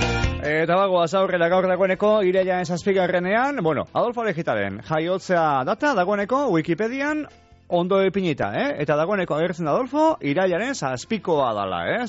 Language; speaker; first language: Basque; native; Basque